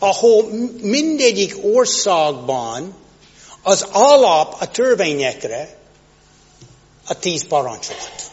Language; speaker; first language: Hungarian; non-native, fluent; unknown